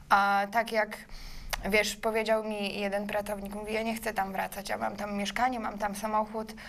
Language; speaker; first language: Polish; early bilingual, other home language; Ukrainian